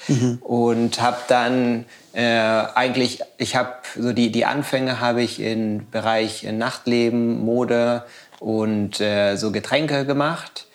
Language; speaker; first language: German; non-native, fluent; Spanish